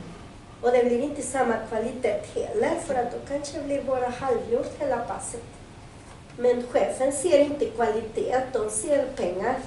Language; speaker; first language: Swedish; non-native, fluent; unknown